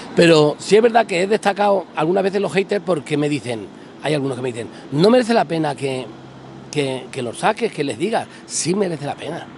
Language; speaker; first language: Spanish; native; Spanish